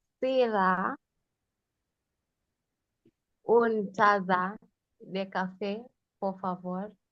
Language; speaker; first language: Spanish; non-native, learner; Swahili